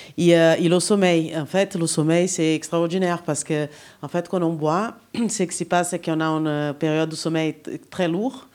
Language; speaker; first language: French; non-native, fluent; Portuguese